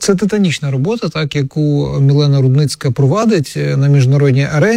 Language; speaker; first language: Ukrainian; native; Ukrainian